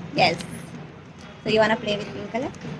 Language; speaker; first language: English; non-native, learner; Hindi